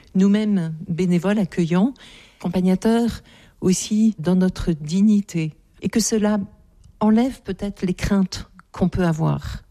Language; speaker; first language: French; native; French